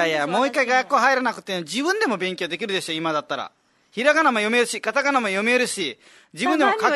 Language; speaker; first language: Japanese; native; Japanese